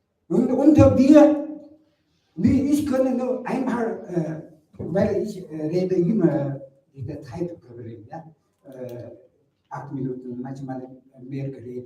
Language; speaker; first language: German; non-native, learner; Mongolian